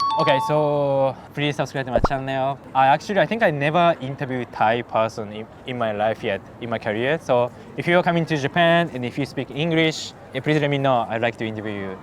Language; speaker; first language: English; non-native, fluent; Japanese